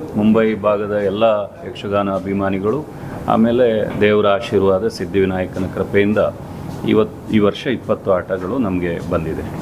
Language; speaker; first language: Kannada; native; Kannada